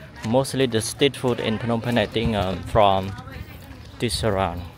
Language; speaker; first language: English; non-native, learner; Khmer